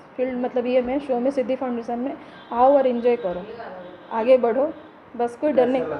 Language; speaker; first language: Hindi; non-native, local second language; Odia